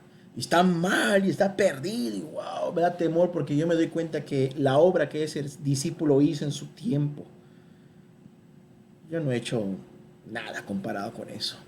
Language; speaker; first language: Spanish; native; Spanish